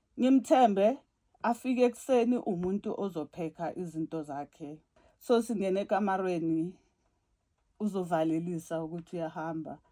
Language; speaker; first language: Zulu; non-native, local second language; South Ndebele